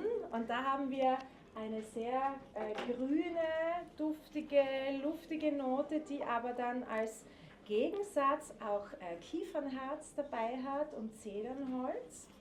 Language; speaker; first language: German; native; German